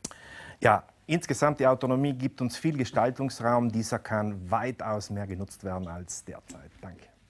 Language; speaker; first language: German; native; German